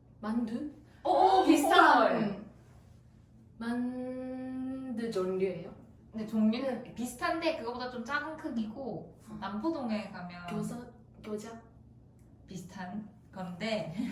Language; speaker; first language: Korean; non-native, learner; Japanese